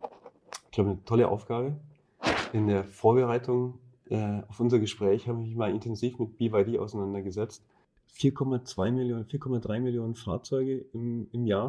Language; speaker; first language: German; native; German